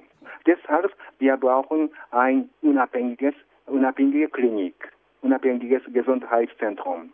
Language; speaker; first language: German; non-native, fluent; Japanese